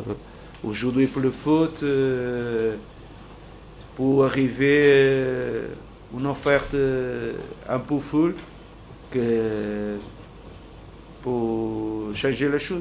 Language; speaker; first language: French; non-native, learner; Portuguese